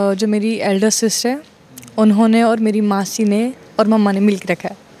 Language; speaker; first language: Hindi; non-native, local second language; Kashmiri